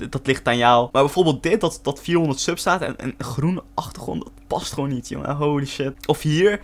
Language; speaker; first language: Dutch; early bilingual, other home language; Turkish